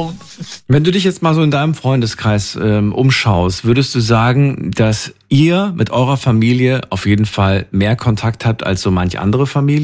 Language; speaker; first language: German; native; German